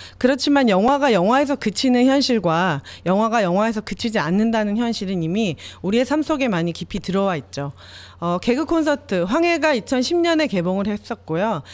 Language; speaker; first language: Korean; native; Korean